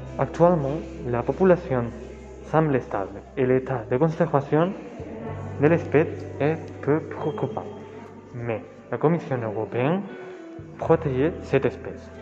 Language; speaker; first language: French; non-native, learner; Spanish